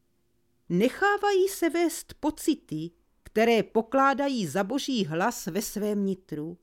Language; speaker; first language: Czech; native; Czech